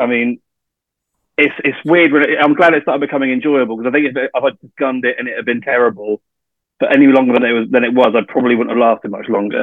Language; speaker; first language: English; native; English